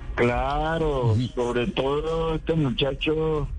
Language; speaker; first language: Spanish; native; Spanish